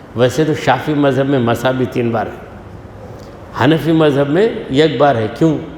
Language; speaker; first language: Urdu; native; Urdu